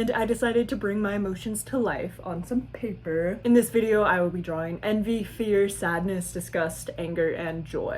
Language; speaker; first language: English; native; English